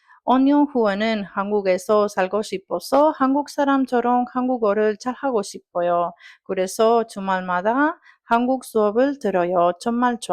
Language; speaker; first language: Korean; non-native, learner; Italian